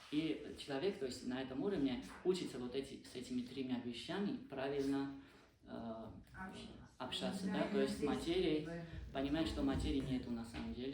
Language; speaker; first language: Russian; non-native, fluent; Armenian